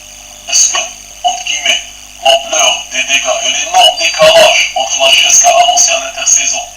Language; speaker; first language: French; native; French